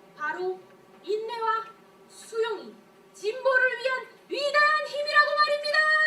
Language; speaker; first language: Korean; early bilingual, heritage; Korean